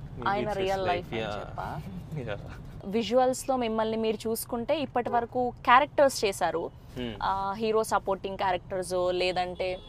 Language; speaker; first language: Telugu; native; Telugu